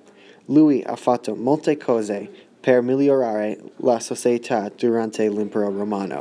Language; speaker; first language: Italian; non-native, learner; English